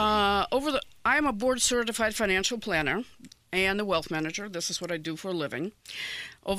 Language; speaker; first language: English; non-native, fluent; Ukrainian